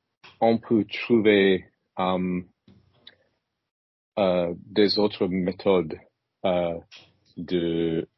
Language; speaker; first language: French; non-native, learner; English